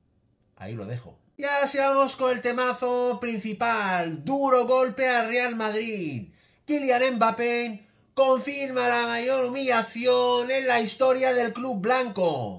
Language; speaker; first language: Spanish; native; Spanish